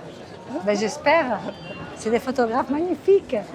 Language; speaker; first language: French; non-native, fluent; Portuguese